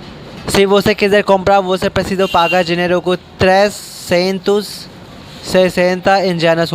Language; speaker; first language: Portuguese; non-native, learner; Hindi